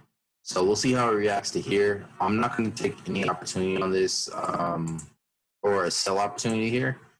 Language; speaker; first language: English; native; English